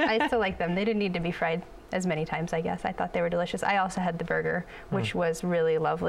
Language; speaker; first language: English; native; English